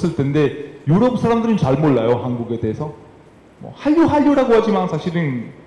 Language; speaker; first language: Korean; non-native, fluent; Italian